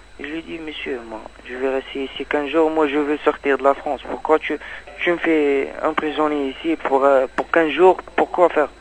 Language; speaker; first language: French; non-native, learner; Arabic